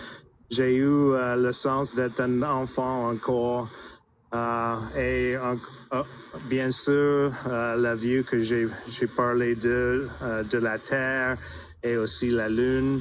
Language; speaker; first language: French; non-native, fluent; English